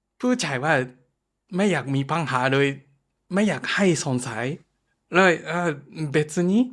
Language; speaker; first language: Thai; non-native, fluent; Japanese